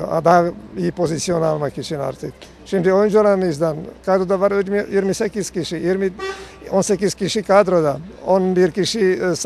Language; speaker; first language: Turkish; non-native, learner; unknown